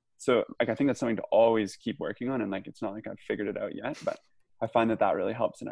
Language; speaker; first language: English; native; English